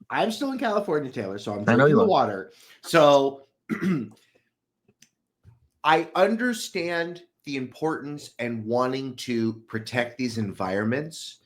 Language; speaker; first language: English; native; English